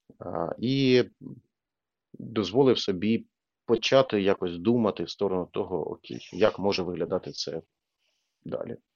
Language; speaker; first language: Ukrainian; non-native, local second language; Russian